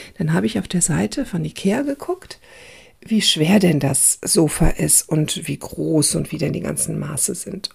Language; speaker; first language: German; early bilingual, other home language; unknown